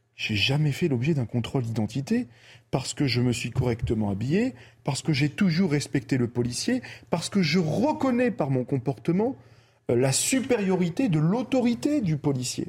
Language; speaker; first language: French; early bilingual, other home language; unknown